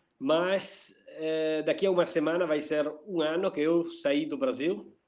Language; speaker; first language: Portuguese; non-native, fluent; Italian